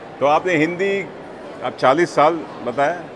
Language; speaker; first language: Hindi; native; Hindi